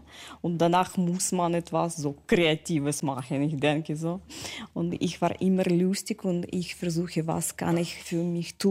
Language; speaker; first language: German; non-native, learner; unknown